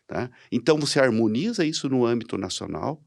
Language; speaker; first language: Portuguese; native; Portuguese